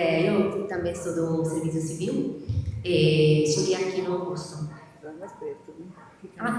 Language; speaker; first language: Portuguese; non-native, fluent; Italian